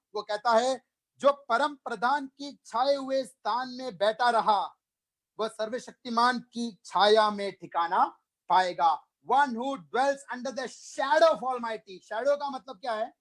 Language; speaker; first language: Hindi; non-native, local second language; Malayalam